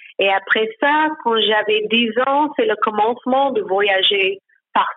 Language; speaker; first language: French; non-native, learner; English